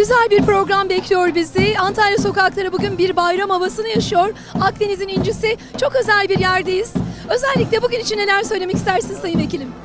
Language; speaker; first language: Turkish; native; Turkish